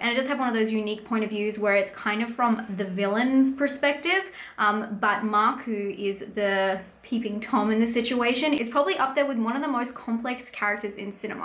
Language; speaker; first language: English; native; English